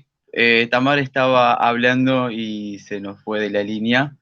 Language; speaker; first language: Spanish; native; Spanish